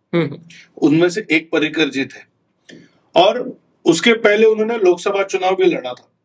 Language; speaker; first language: Hindi; non-native, local second language; Konkani